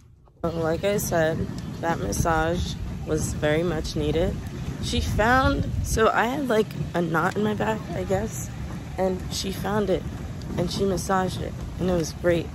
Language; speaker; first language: English; native; English